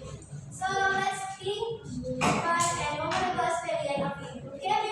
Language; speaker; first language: English; non-native, learner; Indonesian